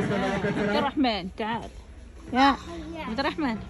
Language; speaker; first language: Arabic; non-native, fluent; Urdu